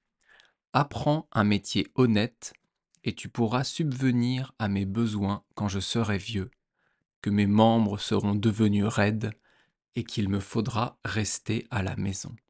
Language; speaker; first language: French; native; French